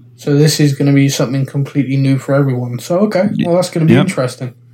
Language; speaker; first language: English; native; English